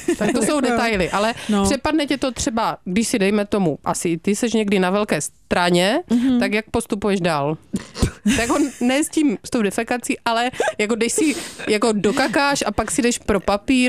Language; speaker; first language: Czech; native; Czech